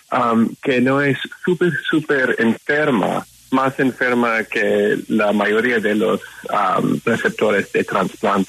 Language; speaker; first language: Spanish; non-native, fluent; English